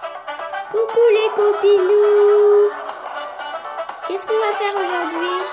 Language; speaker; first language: French; native; French